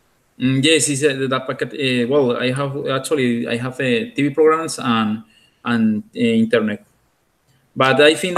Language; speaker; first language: English; non-native, learner; Spanish